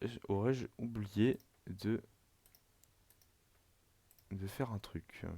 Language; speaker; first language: French; native; French